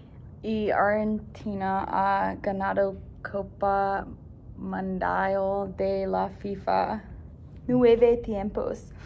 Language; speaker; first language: Spanish; non-native, learner; English